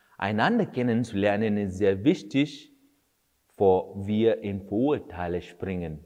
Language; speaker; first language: German; non-native, fluent; Kannada